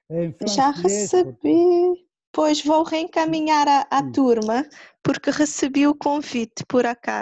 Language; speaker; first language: Portuguese; non-native, local second language; Kabuverdianu